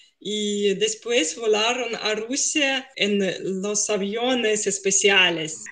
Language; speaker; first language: Spanish; non-native, fluent; Russian